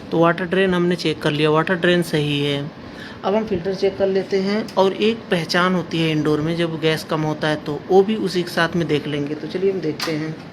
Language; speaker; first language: Hindi; native; Hindi